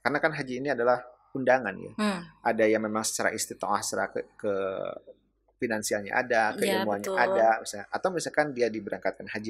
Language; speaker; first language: Indonesian; native; Indonesian